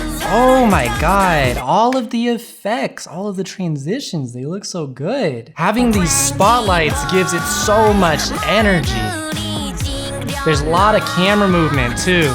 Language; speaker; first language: English; native; English